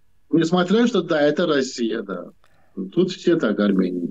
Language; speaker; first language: Russian; non-native, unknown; Turkish